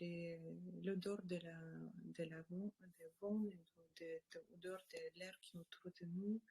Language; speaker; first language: French; non-native, learner; Russian